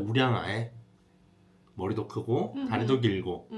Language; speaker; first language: Korean; native; Korean